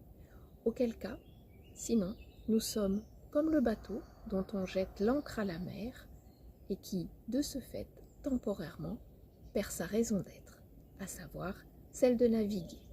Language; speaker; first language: French; native; French